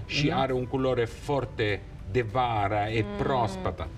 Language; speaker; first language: Romanian; non-native, fluent; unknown